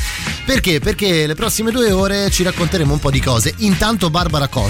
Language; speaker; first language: Italian; native; Italian